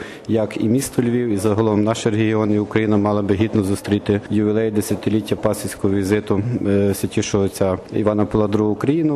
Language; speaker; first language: Ukrainian; native; Ukrainian